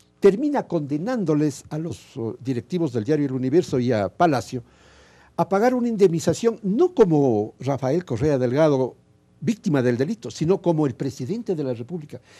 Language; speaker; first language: Spanish; native; Spanish